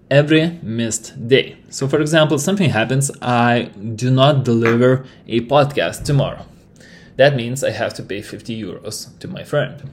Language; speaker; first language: English; non-native, fluent; Lithuanian